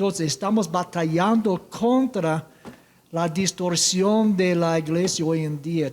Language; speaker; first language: Spanish; non-native, learner; English